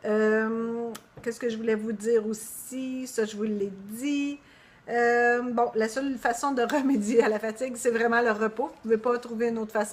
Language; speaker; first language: French; native; French